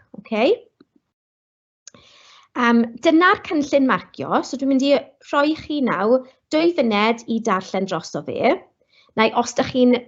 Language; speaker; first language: Welsh; non-native, local second language; English